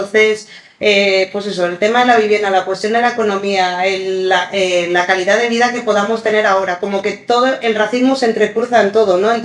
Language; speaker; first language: Spanish; early bilingual, other home language; Arabic